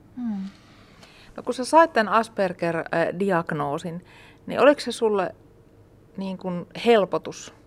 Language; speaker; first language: Finnish; native; Finnish